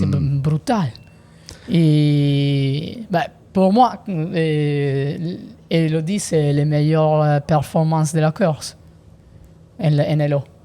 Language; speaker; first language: French; non-native, learner; Italian